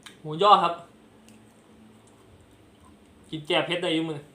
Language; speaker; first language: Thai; non-native, local second language; Lao